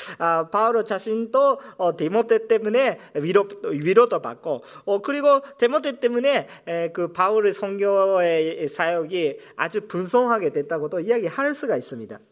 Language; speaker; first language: Korean; non-native, fluent; Japanese